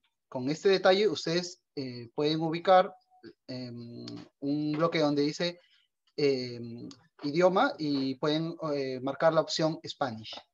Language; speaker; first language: Spanish; native; Spanish